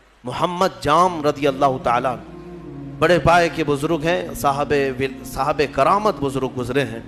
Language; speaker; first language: Urdu; native; Urdu